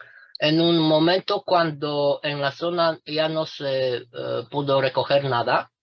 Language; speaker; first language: Spanish; non-native, fluent; Romanian